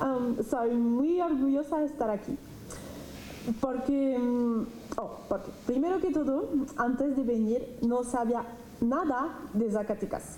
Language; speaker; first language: Spanish; non-native, fluent; French